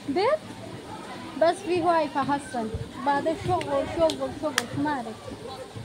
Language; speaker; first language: Arabic; non-native, learner; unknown